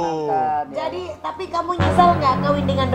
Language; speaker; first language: Indonesian; native; Indonesian